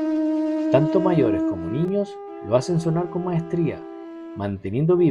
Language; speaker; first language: Spanish; native; Spanish